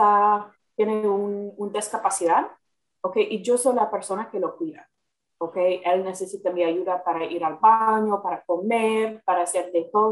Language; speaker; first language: Spanish; non-native, fluent; English